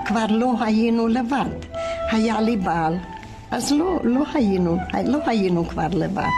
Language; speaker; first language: Hebrew; non-native, fluent; Hungarian